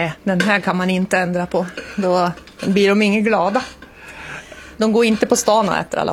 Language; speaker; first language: Swedish; native; Swedish